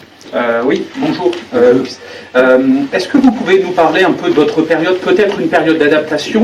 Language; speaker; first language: French; native; French